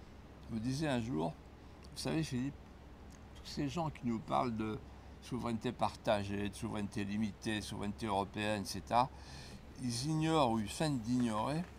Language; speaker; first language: French; native; French